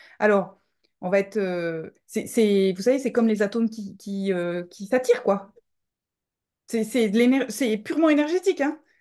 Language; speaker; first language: French; native; French